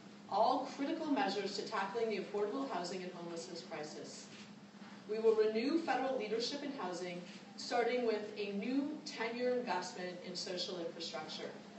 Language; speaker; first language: English; native; English